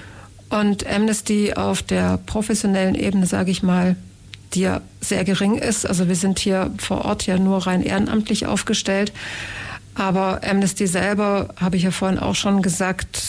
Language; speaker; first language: German; native; German